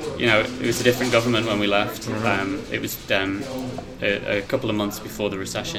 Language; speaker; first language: English; native; English